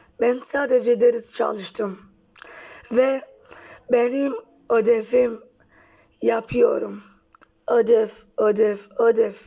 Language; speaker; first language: Turkish; non-native, learner; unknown